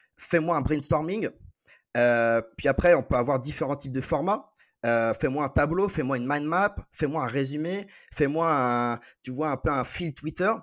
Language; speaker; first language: French; native; French